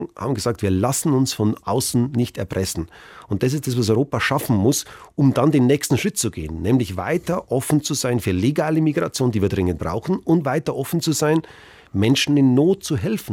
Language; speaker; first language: German; native; German